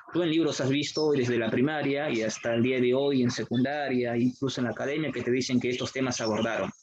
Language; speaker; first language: Spanish; native; Spanish